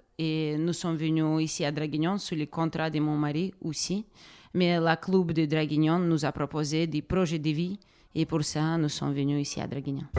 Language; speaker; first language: French; non-native, fluent; Russian